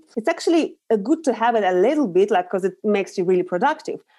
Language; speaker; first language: English; non-native, fluent; Russian